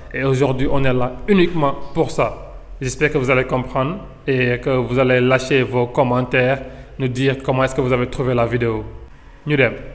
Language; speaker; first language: French; non-native, local second language; Wolof